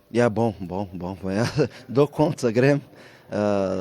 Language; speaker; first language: Slovenian; non-native, learner; Portuguese